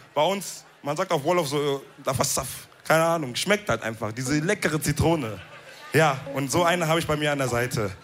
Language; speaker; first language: German; early bilingual, other home language; Wolof